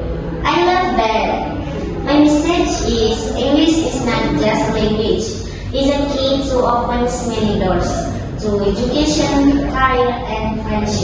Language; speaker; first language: English; non-native, learner; Indonesian